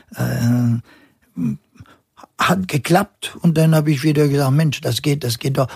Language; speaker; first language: German; non-native, fluent; French